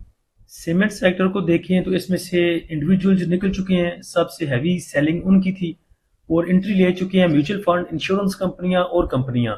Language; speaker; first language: Hindi; native; Hindi